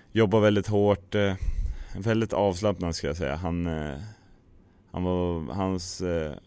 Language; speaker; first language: Swedish; native; Swedish